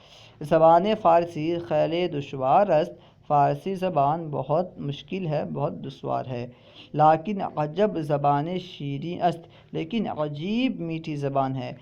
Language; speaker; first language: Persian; non-native, fluent; Urdu